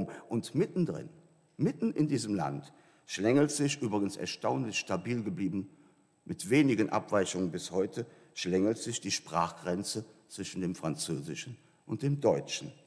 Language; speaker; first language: German; native; German